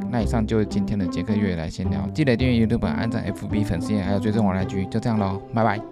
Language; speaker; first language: Chinese; native; Chinese